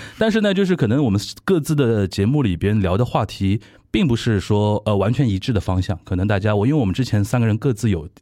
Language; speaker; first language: Chinese; native; Chinese